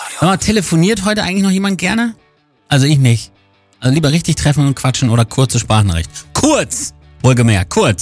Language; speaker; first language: German; native; German